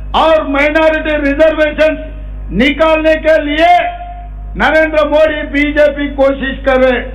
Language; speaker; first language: Hindi; non-native, local second language; Telugu